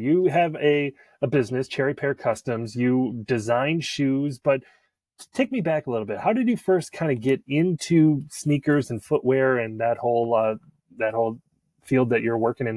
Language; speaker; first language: English; native; English